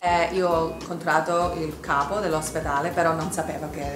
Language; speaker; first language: Italian; early bilingual, heritage; Italian